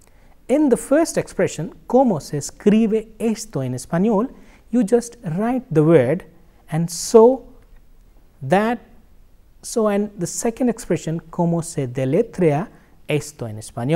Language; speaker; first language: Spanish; non-native, fluent; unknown